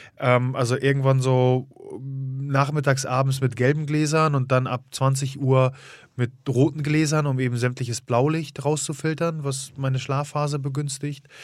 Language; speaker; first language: German; early bilingual, other home language; Polish